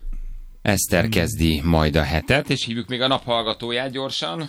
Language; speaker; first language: Hungarian; native; Hungarian